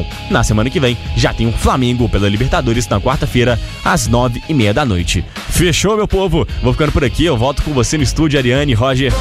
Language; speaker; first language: Portuguese; native; Portuguese